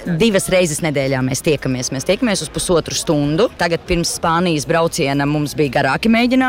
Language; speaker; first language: Latvian; native; Latvian